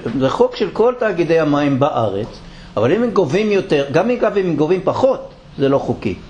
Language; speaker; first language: Hebrew; native; Hebrew